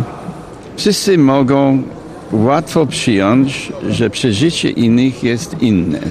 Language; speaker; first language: Polish; non-native, fluent; English